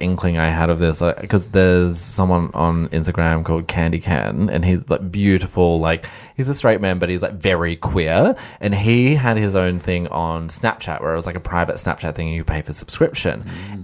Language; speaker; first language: English; native; English